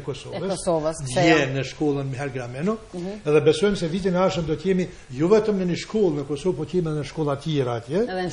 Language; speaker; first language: Albanian; native; Albanian